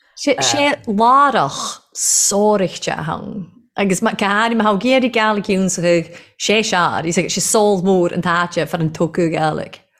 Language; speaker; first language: Irish; native; Irish